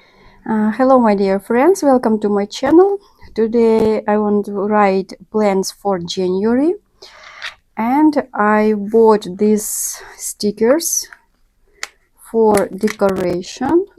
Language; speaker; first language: English; non-native, learner; Russian